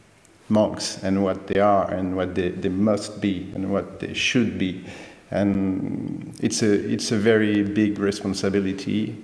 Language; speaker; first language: English; non-native, fluent; French